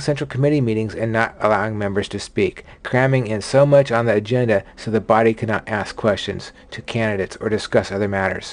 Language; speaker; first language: English; native; English